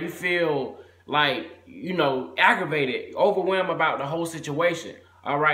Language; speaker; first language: English; native; English